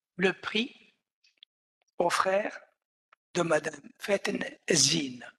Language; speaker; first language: French; non-native, local second language; Arabic